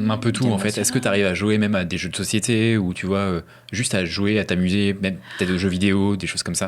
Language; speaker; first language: French; native; French